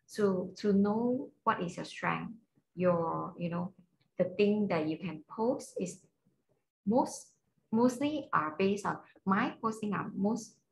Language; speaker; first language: English; non-native, local second language; Cantonese